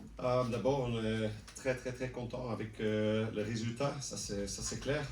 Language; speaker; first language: French; non-native, local second language; Dutch